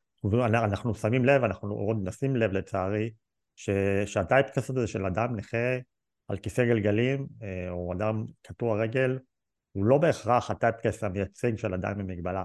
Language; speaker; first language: Hebrew; native; Hebrew